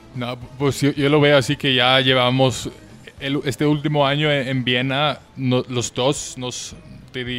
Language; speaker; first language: Spanish; non-native, fluent; German